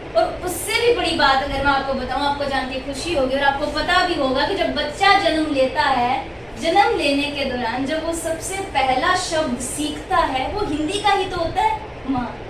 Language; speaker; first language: Hindi; native; Hindi